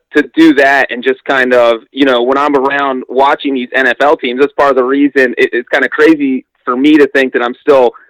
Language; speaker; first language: English; native; English